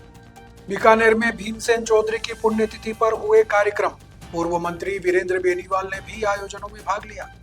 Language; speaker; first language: Hindi; native; Hindi